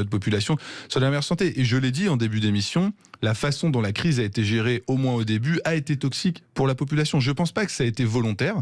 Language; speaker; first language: French; native; French